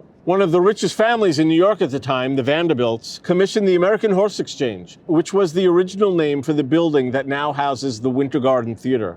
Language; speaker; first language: English; native; English